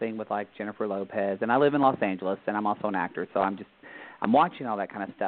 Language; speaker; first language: English; native; English